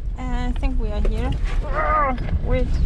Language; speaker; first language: English; non-native, learner; German